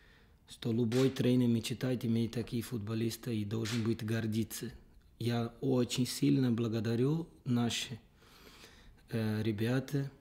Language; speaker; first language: Russian; non-native, fluent; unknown